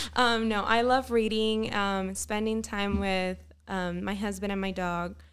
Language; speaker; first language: English; non-native, fluent; Spanish